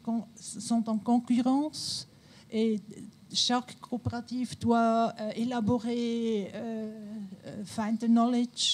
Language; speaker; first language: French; non-native, local second language; German